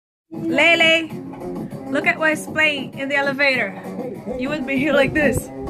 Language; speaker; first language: English; non-native, fluent; Portuguese